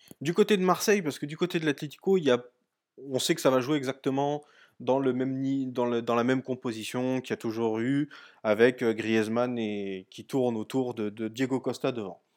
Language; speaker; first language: French; native; French